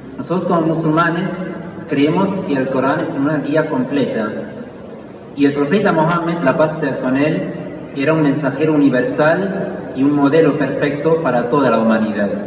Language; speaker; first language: Spanish; non-native, fluent; German